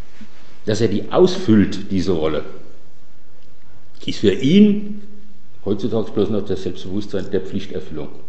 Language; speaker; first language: German; native; German